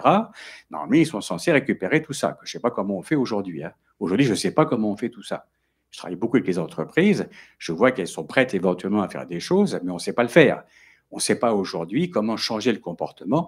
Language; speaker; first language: French; native; French